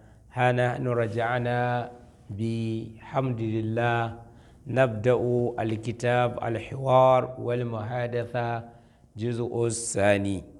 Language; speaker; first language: Arabic; non-native, fluent; Hausa